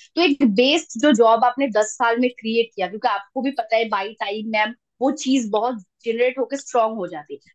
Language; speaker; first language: Hindi; non-native, local second language; Bangla